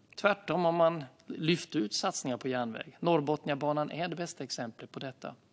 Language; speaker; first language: Swedish; native; Swedish